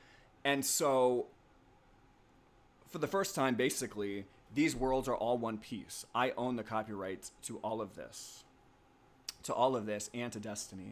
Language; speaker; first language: English; native; English